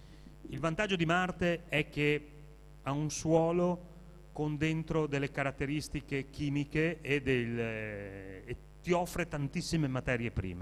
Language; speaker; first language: Italian; native; Italian